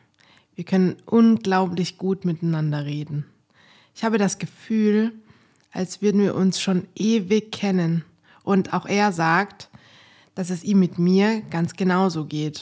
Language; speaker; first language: German; native; German